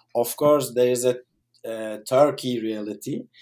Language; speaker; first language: English; non-native, fluent; Turkish